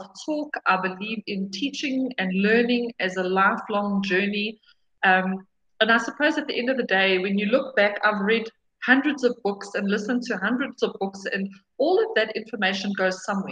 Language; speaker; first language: English; native; English